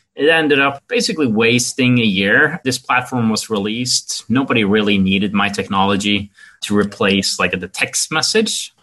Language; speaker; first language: English; non-native, fluent; Norwegian